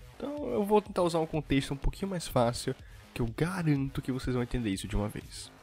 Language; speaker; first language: Portuguese; native; Portuguese